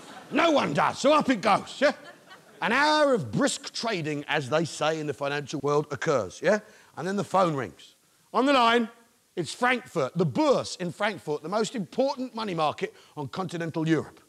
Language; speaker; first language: English; native; English